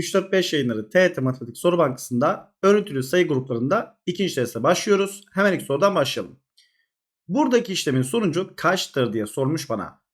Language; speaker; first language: Turkish; native; Turkish